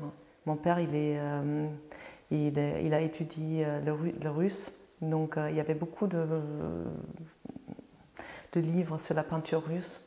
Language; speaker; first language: French; non-native, fluent; German